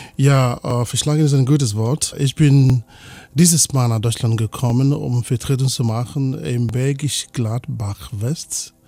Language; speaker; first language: German; non-native, fluent; Igbo